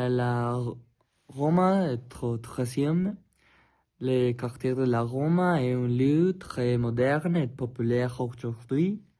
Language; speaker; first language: French; non-native, learner; Spanish